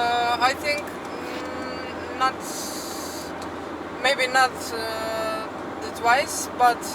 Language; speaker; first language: English; non-native, fluent; Croatian